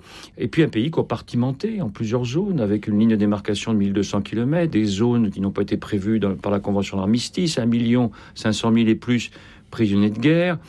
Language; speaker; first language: French; native; French